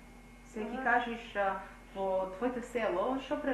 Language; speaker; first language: Macedonian; early bilingual, heritage; Macedonian